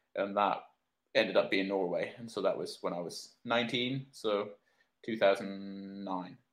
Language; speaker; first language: English; native; English